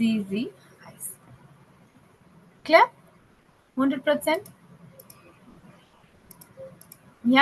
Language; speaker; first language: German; non-native, fluent; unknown